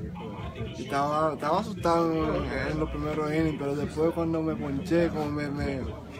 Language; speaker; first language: Spanish; non-native, local second language; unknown